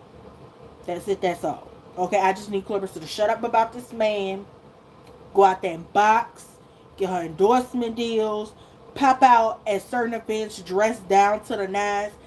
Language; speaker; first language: English; native; English